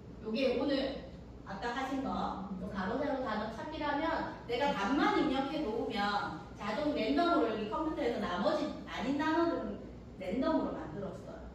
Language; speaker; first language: Korean; native; Korean